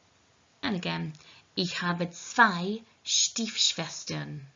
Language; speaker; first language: German; non-native, learner; English